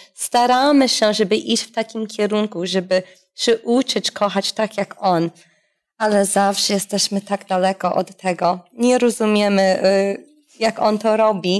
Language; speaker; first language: Polish; non-native, fluent; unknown